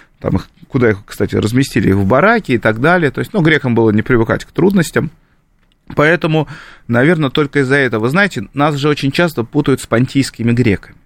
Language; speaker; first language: Russian; native; Russian